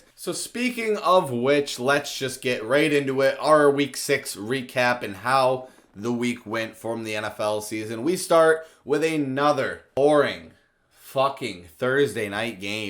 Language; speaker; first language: English; native; English